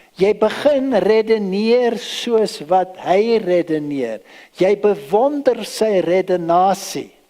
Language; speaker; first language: Afrikaans; early bilingual, other home language; German